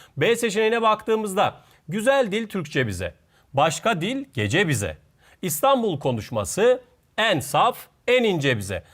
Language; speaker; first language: Turkish; native; Turkish